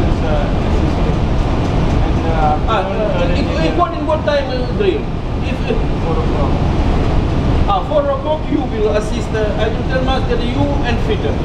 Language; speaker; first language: English; non-native, learner; Russian